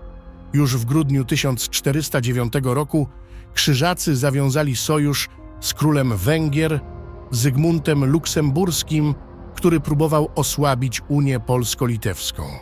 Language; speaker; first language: Polish; native; Polish